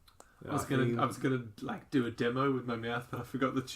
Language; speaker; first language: English; native; English